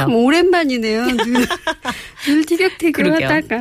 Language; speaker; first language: Korean; native; Korean